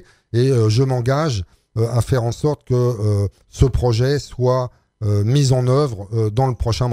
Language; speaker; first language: French; native; French